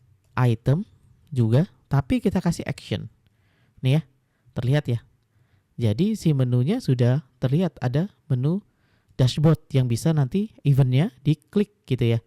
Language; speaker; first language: Indonesian; native; Indonesian